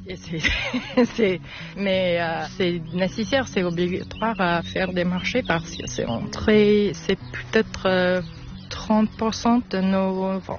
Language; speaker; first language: French; non-native, learner; English